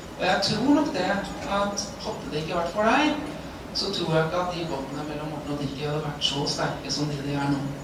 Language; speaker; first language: Norwegian; native; Norwegian